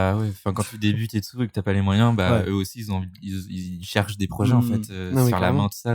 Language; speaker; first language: French; native; French